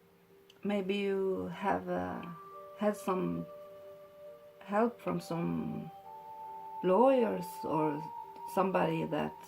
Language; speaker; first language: English; non-native, fluent; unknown